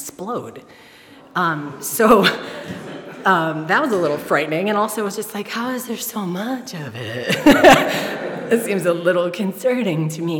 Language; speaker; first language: English; native; English